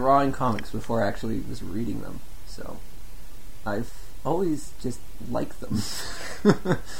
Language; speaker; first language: English; native; English